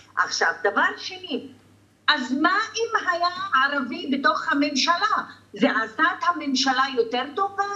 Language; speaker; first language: Hebrew; non-native, local second language; Arabic